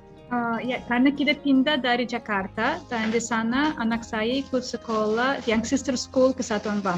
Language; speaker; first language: Indonesian; non-native, fluent; Russian